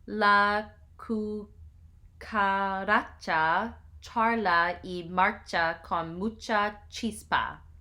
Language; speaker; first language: Spanish; non-native, learner; English